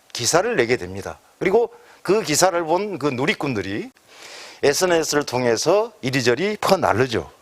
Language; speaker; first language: Korean; native; Korean